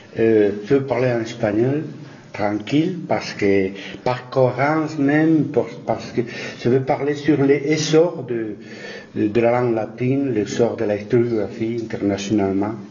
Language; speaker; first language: French; non-native, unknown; Spanish